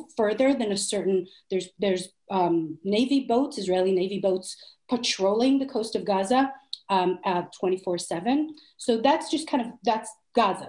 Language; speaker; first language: English; non-native, fluent; Hebrew